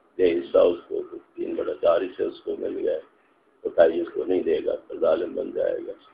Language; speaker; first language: Urdu; non-native, local second language; Punjabi